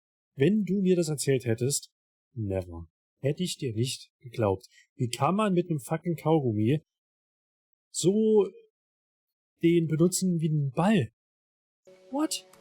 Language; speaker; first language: German; native; German